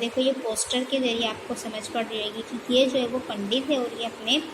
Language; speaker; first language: Hindi; non-native, local second language; Gujarati